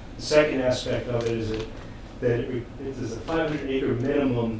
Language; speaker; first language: English; native; English